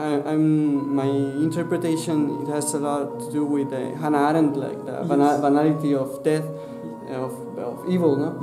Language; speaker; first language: English; non-native, fluent; Spanish